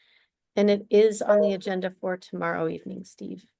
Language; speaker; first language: English; native; English